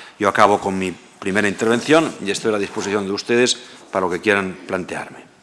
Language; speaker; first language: Spanish; non-native, local second language; Catalan